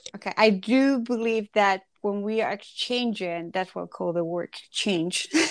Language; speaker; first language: English; non-native, fluent; Spanish